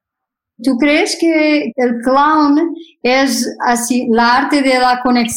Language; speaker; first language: Spanish; non-native, fluent; Portuguese